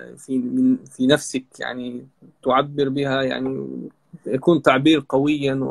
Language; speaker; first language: Arabic; non-native, fluent; Chechen